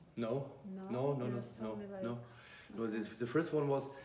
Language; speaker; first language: English; non-native, fluent; German